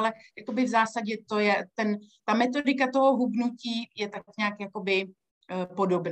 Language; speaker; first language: Czech; native; Czech